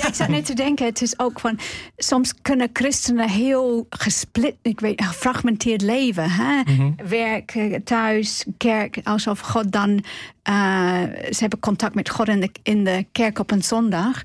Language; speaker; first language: Dutch; non-native, fluent; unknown